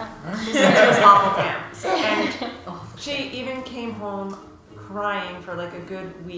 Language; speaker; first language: English; native; English